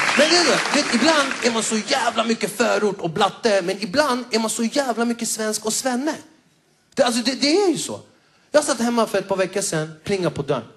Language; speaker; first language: Swedish; early bilingual, other home language; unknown